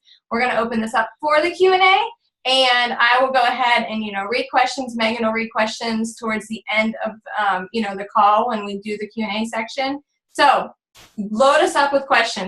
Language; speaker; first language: English; native; English